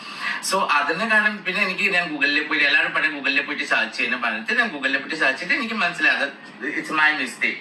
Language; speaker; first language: Malayalam; non-native, fluent; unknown